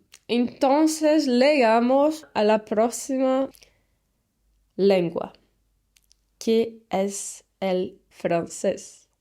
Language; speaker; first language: Spanish; non-native, learner; Portuguese